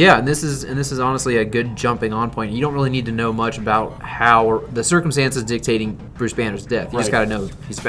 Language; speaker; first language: English; native; English